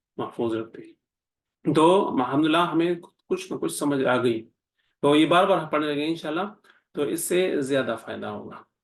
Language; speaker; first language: Urdu; non-native, local second language; Pashto